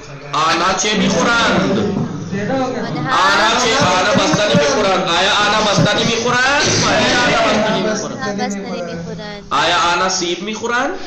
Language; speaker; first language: Persian; non-native, fluent; Urdu